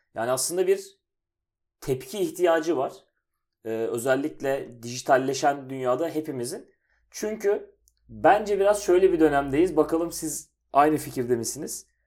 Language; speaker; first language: Turkish; native; Turkish